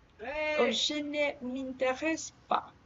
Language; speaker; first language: French; non-native, learner; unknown